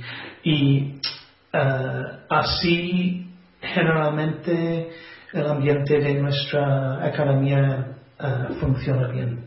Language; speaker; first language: Spanish; non-native, fluent; English